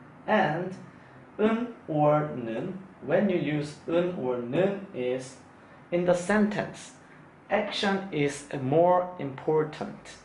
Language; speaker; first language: English; non-native, fluent; Korean